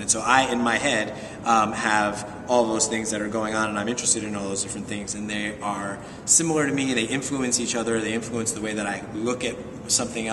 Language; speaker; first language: English; native; English